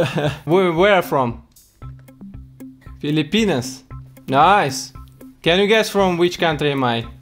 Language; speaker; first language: English; non-native, learner; Russian